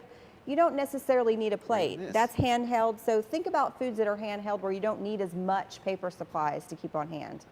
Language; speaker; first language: English; native; English